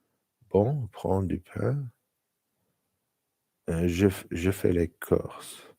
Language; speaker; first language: French; non-native, learner; English